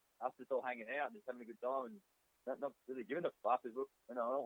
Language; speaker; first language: English; native; English